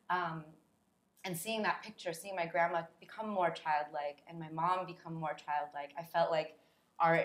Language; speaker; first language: English; native; English